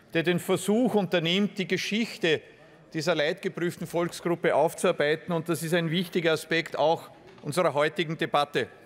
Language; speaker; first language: German; native; German